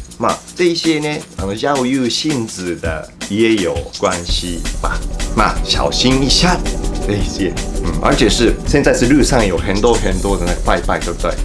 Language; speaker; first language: Chinese; non-native, fluent; Japanese